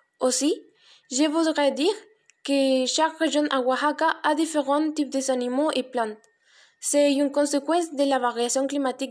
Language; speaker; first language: French; non-native, learner; Spanish